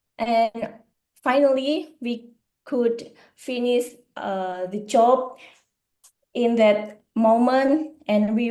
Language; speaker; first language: English; non-native, learner; Indonesian